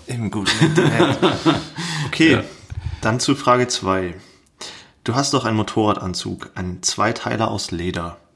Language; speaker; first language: German; native; German